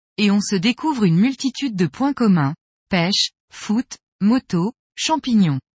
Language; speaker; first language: French; native; French